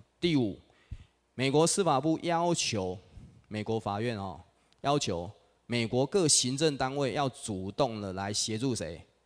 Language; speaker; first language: Chinese; native; Chinese